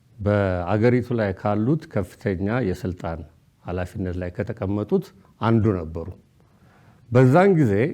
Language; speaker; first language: Amharic; native; Amharic